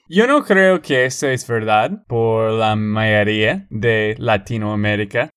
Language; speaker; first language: Spanish; non-native, fluent; English